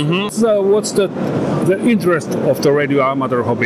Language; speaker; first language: English; non-native, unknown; Finnish